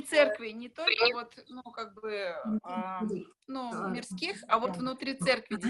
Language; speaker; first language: Russian; native; Russian